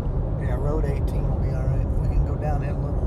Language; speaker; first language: English; native; English